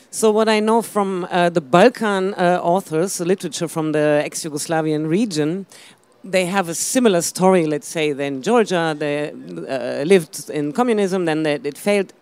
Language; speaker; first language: English; non-native, fluent; German